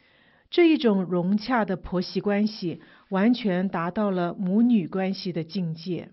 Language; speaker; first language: Chinese; native; Chinese